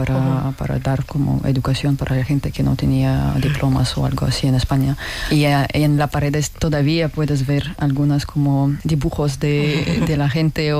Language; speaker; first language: Spanish; non-native, learner; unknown